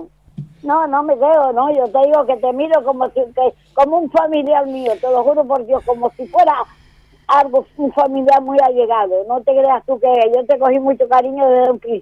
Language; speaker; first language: Spanish; native; Spanish